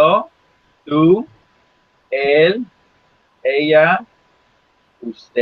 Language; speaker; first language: Spanish; non-native, fluent; English